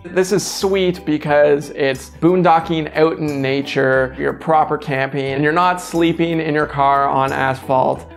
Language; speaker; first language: English; native; English